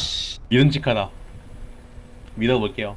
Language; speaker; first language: Korean; native; Korean